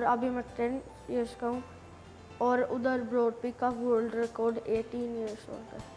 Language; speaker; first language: Hindi; early bilingual, heritage; Hindi